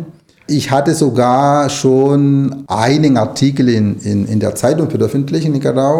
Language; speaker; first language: German; non-native, fluent; Spanish